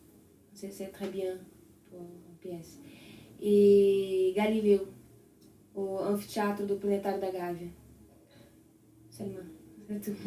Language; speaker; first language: French; non-native, learner; Portuguese